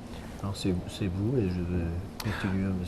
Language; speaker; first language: French; non-native, local second language; English